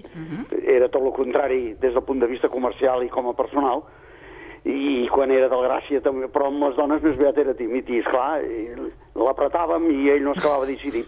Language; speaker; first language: Catalan; native; Catalan